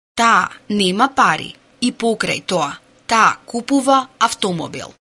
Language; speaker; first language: Macedonian; native; Macedonian